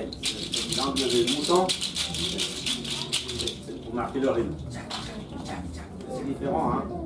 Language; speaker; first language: French; non-native, fluent; Spanish